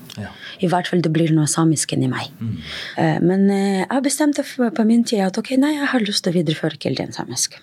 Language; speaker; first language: Norwegian; non-native, fluent; Russian